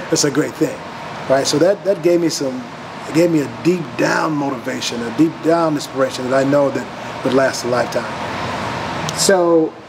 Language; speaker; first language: English; native; English